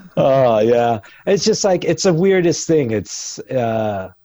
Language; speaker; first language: English; native; English